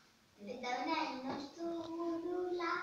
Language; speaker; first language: Basque; non-native, local second language; Spanish